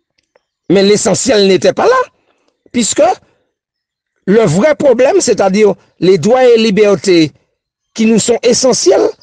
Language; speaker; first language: French; native; French